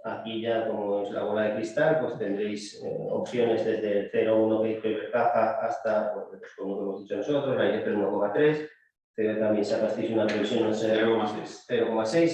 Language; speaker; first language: Spanish; native; Spanish